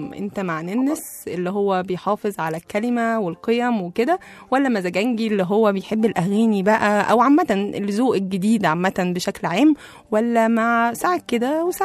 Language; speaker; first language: Arabic; native; Arabic